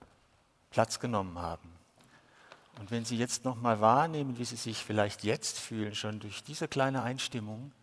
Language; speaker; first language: German; native; German